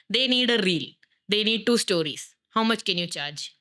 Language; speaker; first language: English; non-native, local second language; Malayalam